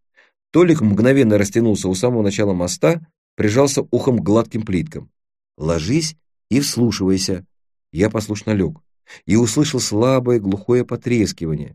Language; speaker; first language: Russian; native; Russian